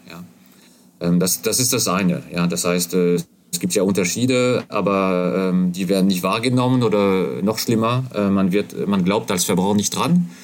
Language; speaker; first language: German; non-native, fluent; French